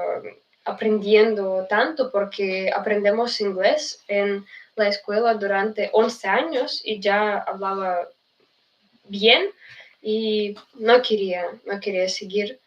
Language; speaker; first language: Spanish; non-native, fluent; Russian